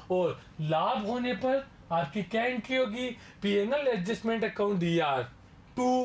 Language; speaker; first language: Hindi; native; Hindi